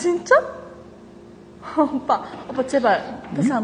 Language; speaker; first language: Korean; non-native, learner; Japanese